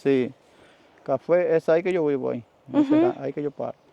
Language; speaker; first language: Spanish; native; Spanish